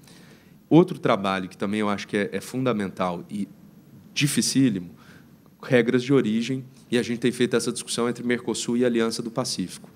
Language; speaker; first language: Portuguese; native; Portuguese